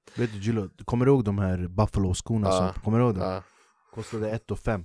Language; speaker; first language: Swedish; native; Swedish